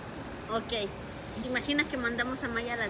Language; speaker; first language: Spanish; native; Spanish